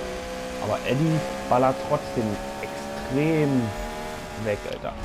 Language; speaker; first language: German; native; German